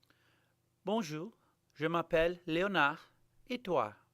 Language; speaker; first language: French; non-native, fluent; English